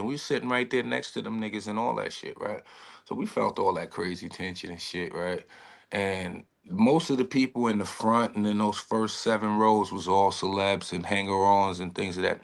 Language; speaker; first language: English; native; English